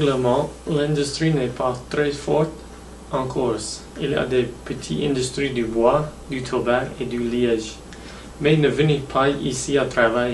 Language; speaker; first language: French; non-native, learner; English